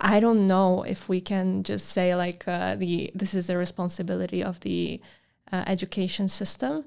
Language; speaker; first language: English; non-native, fluent; Polish